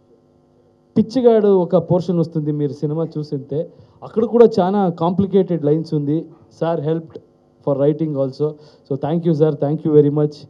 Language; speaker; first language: Telugu; non-native, learner; Kannada